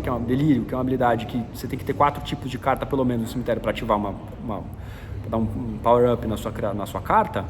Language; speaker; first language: Portuguese; native; Portuguese